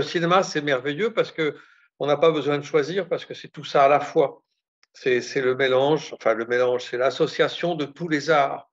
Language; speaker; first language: French; native; French